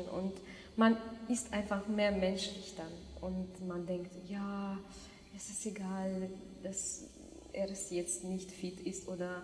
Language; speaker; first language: German; non-native, fluent; Russian